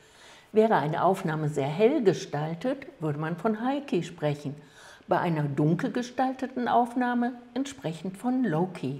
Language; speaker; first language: German; native; German